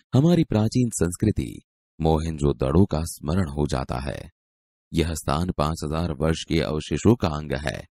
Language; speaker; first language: Hindi; non-native, local second language; Gujarati